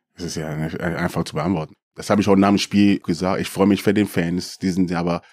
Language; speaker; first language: German; early bilingual, other home language; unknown